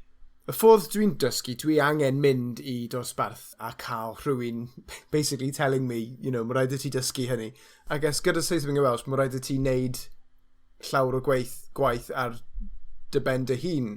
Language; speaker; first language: Welsh; non-native, learner; English